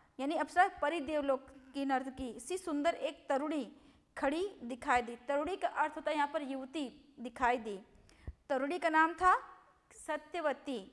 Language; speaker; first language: Hindi; non-native, local second language; Gujarati